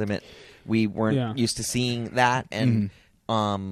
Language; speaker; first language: English; native; English